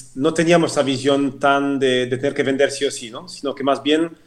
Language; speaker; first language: Spanish; non-native, fluent; French